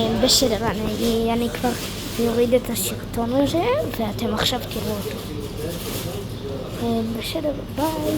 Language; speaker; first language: Hebrew; early bilingual, other home language; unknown